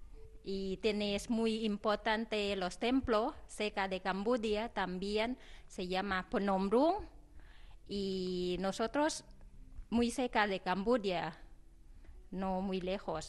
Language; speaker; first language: Spanish; non-native, learner; Thai